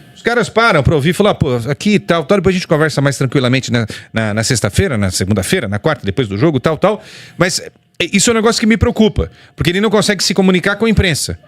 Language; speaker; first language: Portuguese; native; Portuguese